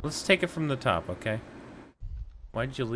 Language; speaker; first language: English; native; English